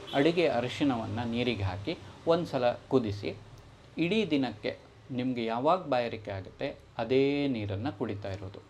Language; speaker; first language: Kannada; native; Kannada